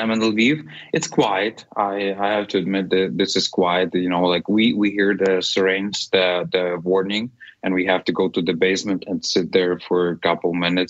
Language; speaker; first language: English; non-native, fluent; Ukrainian